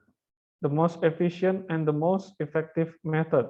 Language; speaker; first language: English; non-native, fluent; Indonesian